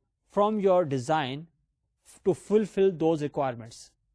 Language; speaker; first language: English; non-native, local second language; Urdu